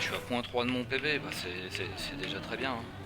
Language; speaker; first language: French; native; French